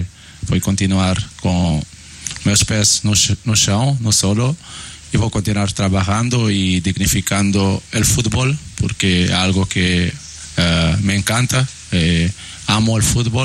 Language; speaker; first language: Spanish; non-native, learner; Portuguese